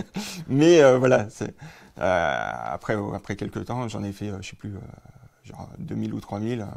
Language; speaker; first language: French; native; French